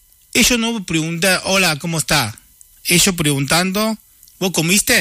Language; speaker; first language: Spanish; non-native, learner; Chinese